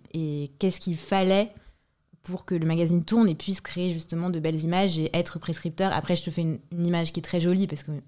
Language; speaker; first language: French; native; French